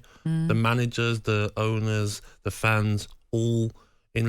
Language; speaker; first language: English; native; English